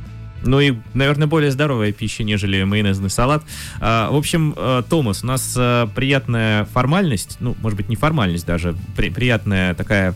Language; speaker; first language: Russian; native; Russian